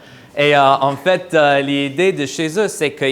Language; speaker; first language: French; non-native, fluent; English